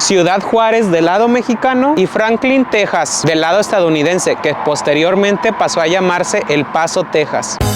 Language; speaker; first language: Spanish; native; Spanish